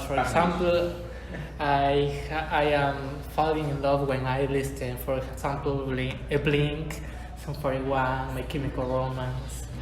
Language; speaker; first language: English; non-native, learner; Spanish